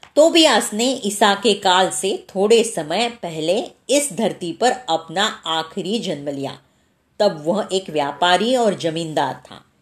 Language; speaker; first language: Hindi; non-native, local second language; Marathi